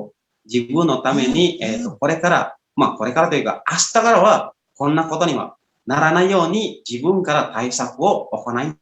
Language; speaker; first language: Japanese; non-native, fluent; Indonesian